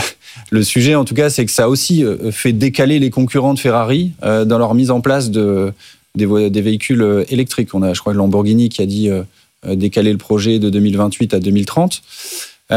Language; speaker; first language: French; native; French